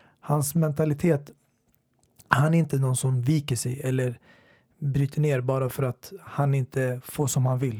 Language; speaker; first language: Swedish; native; Swedish